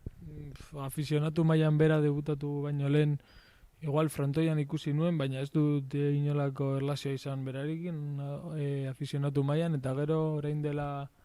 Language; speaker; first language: Basque; non-native, local second language; Spanish